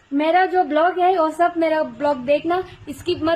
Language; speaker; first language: Hindi; non-native, learner; Bangla